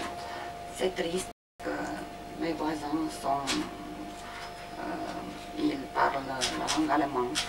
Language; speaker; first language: French; non-native, learner; Romanian